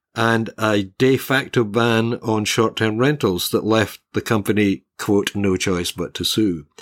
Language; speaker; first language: English; native; English